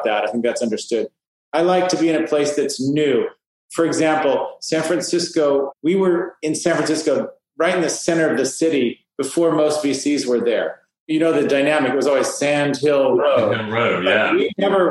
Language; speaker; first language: English; native; English